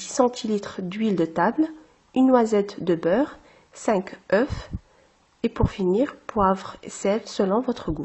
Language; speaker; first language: French; non-native, local second language; Arabic